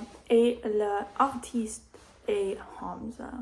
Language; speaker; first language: French; non-native, learner; English